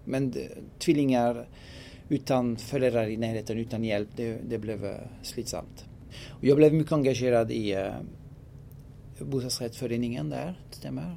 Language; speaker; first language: Swedish; non-native, fluent; French